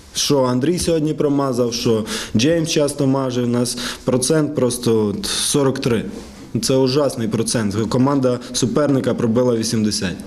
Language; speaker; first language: Ukrainian; non-native, local second language; Russian